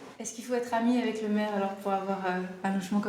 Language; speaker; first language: French; native; French